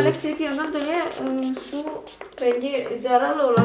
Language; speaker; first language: Turkish; non-native, learner; Indonesian